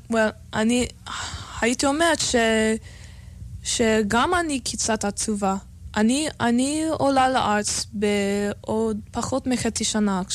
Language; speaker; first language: Hebrew; non-native, learner; English